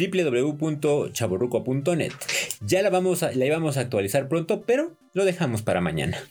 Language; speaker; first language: Spanish; native; Spanish